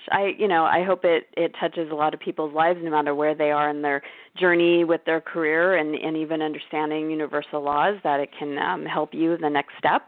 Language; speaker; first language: English; native; English